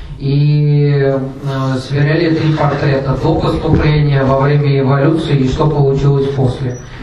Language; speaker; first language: Russian; native; Russian